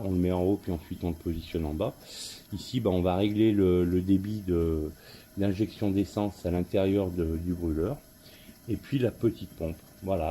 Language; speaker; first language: French; native; French